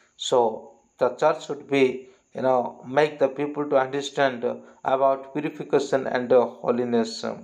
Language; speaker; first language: English; non-native, local second language; Odia